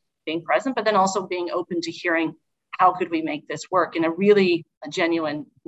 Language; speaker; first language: English; native; English